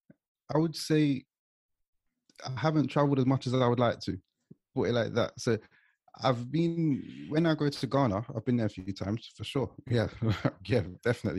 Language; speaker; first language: English; native; English